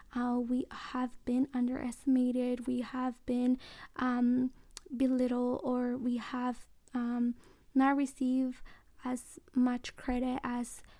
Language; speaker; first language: English; early bilingual, other home language; Mixtepec Mixtec